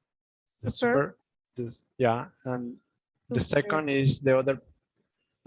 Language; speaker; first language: English; non-native, learner; Spanish